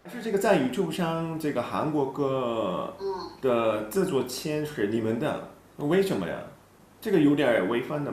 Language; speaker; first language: Chinese; non-native, fluent; Korean